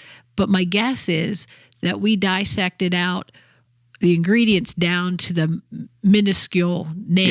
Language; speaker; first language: English; native; English